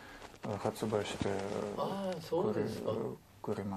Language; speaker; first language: Japanese; non-native, learner; Russian